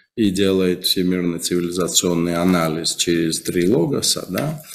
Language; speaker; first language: Russian; non-native, local second language; Georgian